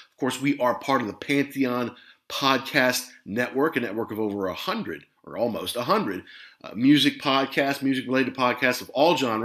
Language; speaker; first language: English; native; English